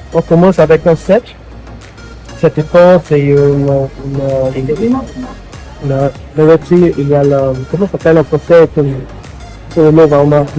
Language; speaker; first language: French; non-native, learner; German